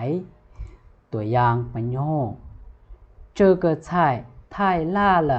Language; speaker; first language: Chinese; non-native, fluent; Lao